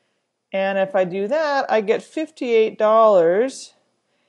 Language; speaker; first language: English; native; English